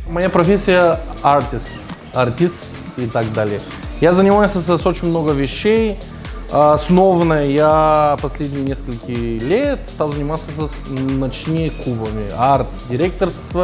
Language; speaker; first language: Russian; non-native, learner; Bulgarian